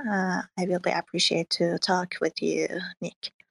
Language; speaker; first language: English; non-native, fluent; Persian